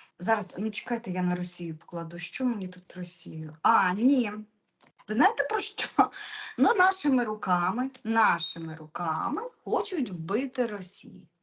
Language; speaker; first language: Ukrainian; non-native, local second language; Russian